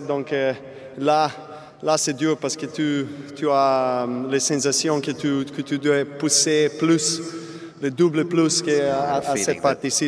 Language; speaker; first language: French; non-native, fluent; Serbian